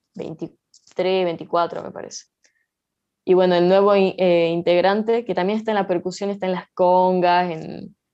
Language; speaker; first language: Spanish; native; Spanish